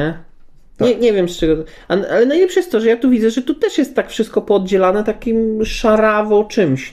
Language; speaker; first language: Polish; native; Polish